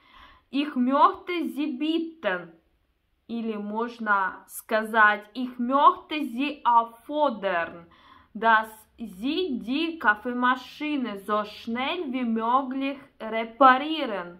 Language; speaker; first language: German; non-native, learner; Russian